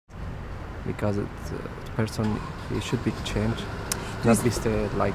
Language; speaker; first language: English; non-native, learner; Arabic